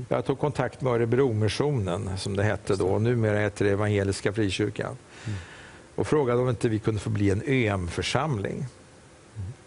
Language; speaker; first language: Swedish; native; Swedish